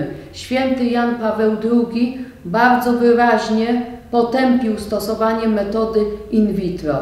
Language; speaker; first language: Polish; native; Polish